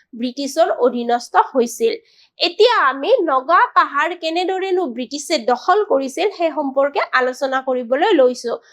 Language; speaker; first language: Assamese; native; Assamese